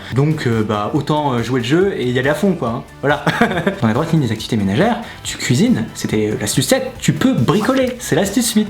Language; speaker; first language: French; native; French